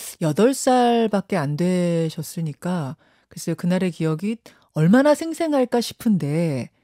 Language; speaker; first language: Korean; native; Korean